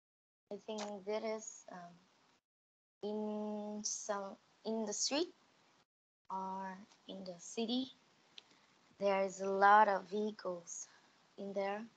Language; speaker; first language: English; non-native, learner; Vietnamese